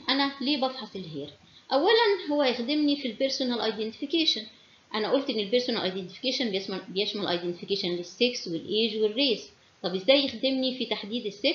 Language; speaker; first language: Arabic; native; Arabic